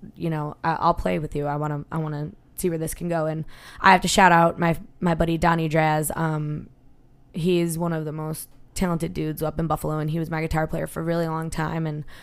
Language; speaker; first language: English; native; English